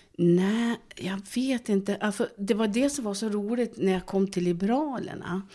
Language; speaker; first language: Swedish; native; Swedish